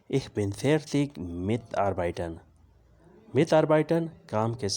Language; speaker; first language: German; non-native, learner; Urdu